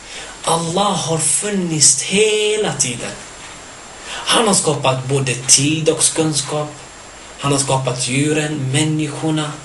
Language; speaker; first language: Swedish; early bilingual, other home language; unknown